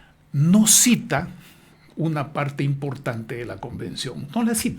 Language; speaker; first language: Spanish; native; Spanish